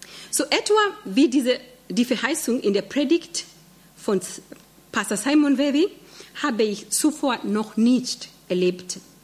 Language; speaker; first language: German; non-native, fluent; Swahili